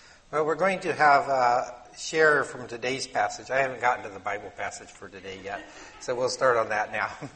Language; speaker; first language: English; native; English